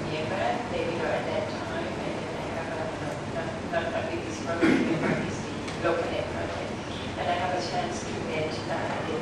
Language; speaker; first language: English; non-native, learner; Thai